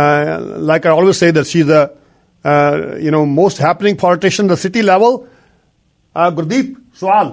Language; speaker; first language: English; non-native, local second language; Punjabi